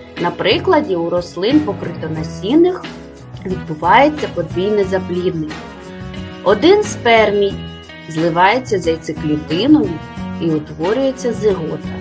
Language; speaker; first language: Ukrainian; native; Ukrainian